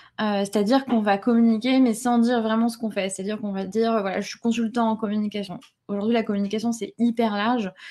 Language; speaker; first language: French; native; French